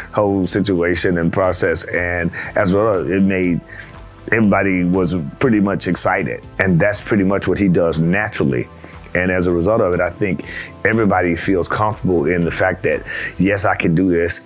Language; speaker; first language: English; native; English